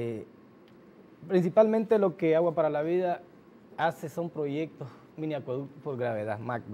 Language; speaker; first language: Spanish; native; Spanish